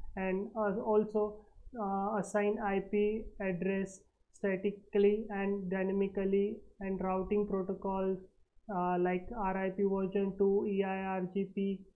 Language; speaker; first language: English; non-native, local second language; Marathi